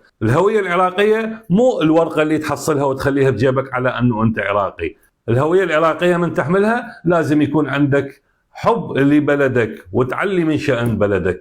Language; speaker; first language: Arabic; native; Arabic